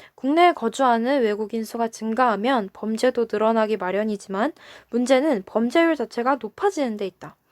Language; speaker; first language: Korean; native; Korean